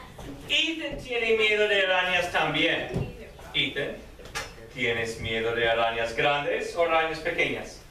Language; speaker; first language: Spanish; non-native, fluent; English